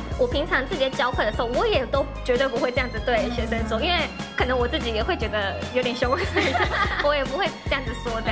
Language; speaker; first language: Chinese; non-native, fluent; Japanese